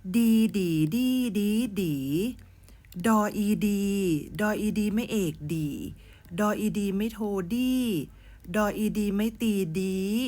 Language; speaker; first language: Thai; native; Thai